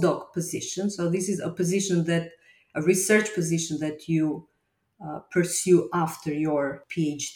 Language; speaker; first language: English; non-native, fluent; Albanian